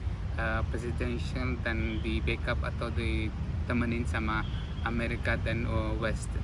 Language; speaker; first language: Indonesian; non-native, fluent; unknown